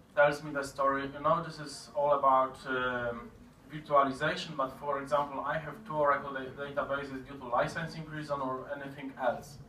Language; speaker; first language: English; non-native, fluent; Polish